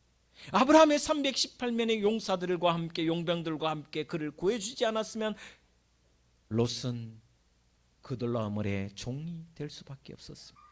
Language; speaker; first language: Korean; native; Korean